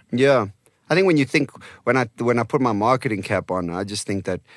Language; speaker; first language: English; non-native, local second language; Portuguese